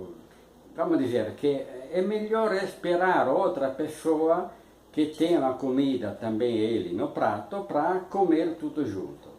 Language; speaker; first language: Portuguese; non-native, fluent; Italian